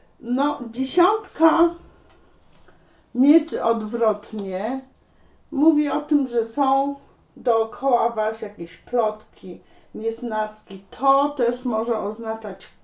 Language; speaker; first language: Polish; native; Polish